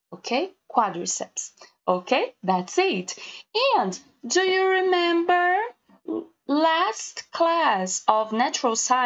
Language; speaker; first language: English; non-native, learner; Portuguese